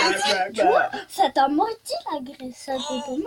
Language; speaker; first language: French; native; French